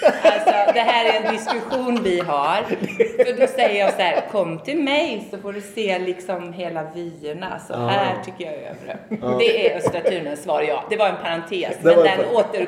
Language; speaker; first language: Swedish; native; Swedish